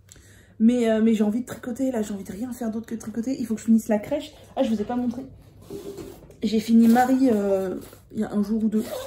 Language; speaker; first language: French; native; French